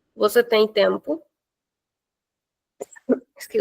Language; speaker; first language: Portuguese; non-native, fluent; Hindi